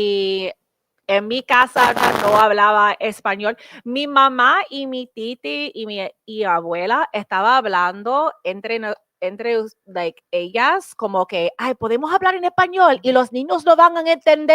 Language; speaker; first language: Spanish; non-native, learner; English